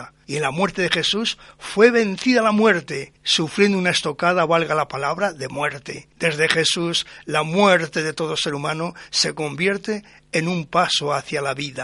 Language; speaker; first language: Spanish; native; Spanish